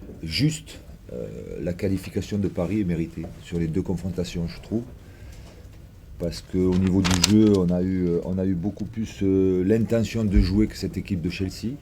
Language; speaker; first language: French; native; French